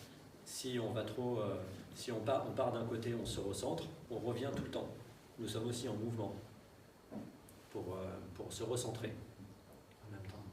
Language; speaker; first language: French; native; French